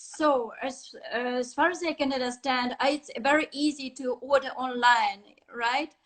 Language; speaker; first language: English; non-native, fluent; Russian